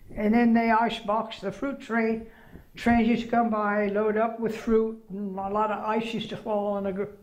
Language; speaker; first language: English; native; English